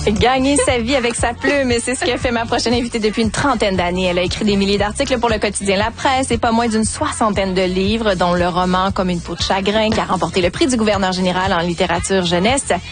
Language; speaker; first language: French; native; French